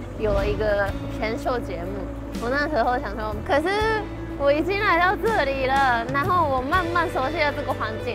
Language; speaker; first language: Chinese; non-native, fluent; Japanese